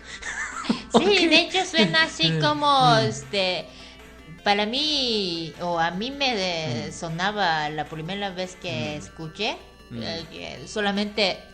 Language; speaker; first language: Spanish; non-native, fluent; Japanese